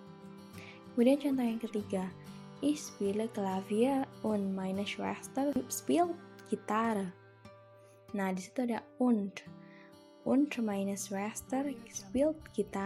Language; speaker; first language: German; non-native, fluent; Indonesian